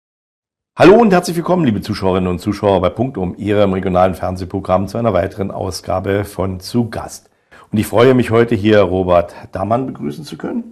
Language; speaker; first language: German; native; German